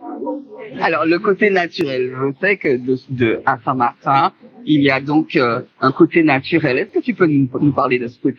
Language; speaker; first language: French; native; French